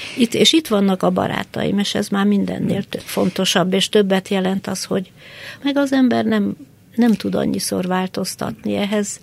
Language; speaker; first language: Hungarian; native; Hungarian